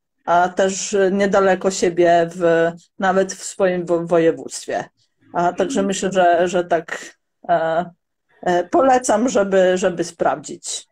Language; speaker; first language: Polish; non-native, fluent; Croatian